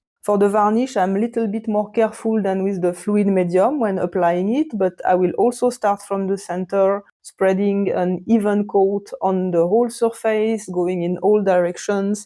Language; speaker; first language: English; non-native, fluent; French